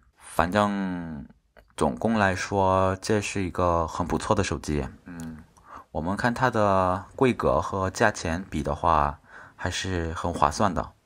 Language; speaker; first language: Chinese; non-native, fluent; Korean